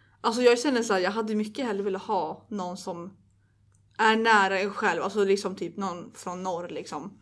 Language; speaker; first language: Swedish; native; Swedish